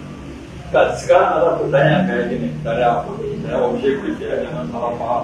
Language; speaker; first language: Indonesian; non-native, fluent; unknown